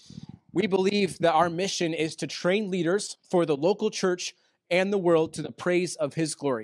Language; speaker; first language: English; native; English